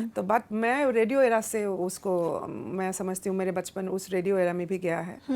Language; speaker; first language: Hindi; non-native, local second language; Assamese